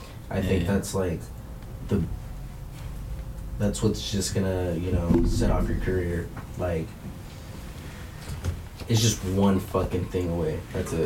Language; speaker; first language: English; early bilingual, other home language; Spanish